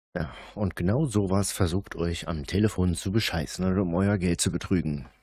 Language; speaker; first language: German; native; German